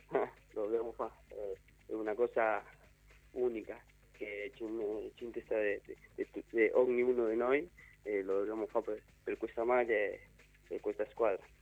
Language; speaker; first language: Italian; non-native, learner; Spanish